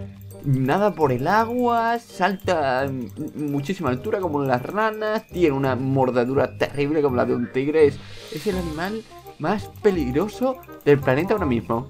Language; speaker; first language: Spanish; native; Spanish